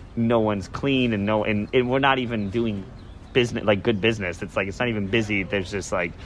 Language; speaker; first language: English; native; English